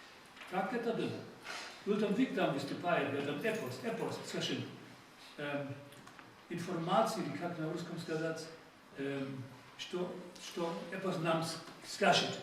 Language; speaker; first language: Russian; non-native, fluent; German